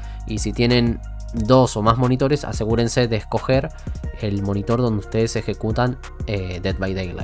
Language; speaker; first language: Spanish; native; Spanish